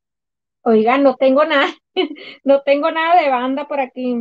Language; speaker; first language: Spanish; native; Spanish